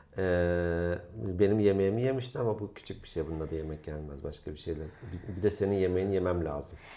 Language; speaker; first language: Turkish; native; Turkish